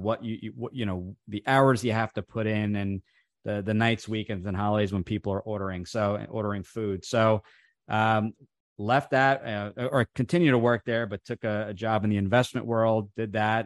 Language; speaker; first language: English; early bilingual, other home language; Italian